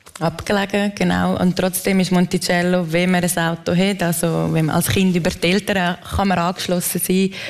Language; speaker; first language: German; native; German